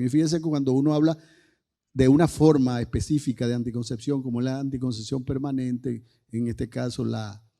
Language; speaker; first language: Spanish; native; Spanish